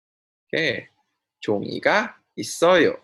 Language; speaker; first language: Korean; non-native, fluent; Indonesian